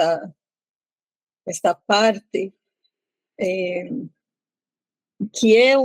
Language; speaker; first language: Spanish; non-native, learner; Portuguese